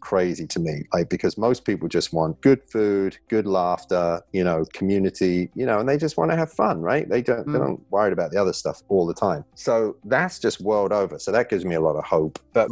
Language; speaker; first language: English; native; English